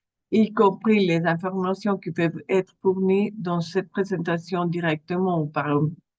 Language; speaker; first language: French; non-native, fluent; Spanish